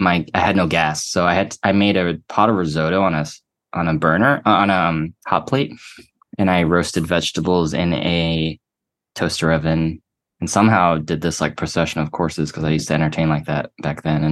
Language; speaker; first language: English; native; English